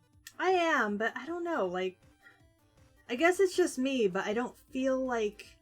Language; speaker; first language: English; native; English